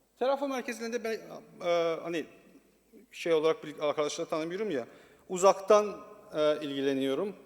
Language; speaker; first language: Turkish; non-native, learner; Persian